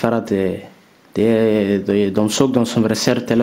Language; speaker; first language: Swedish; early bilingual, other home language; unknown